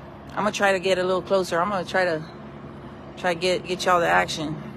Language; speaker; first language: English; early bilingual, other home language; Spanish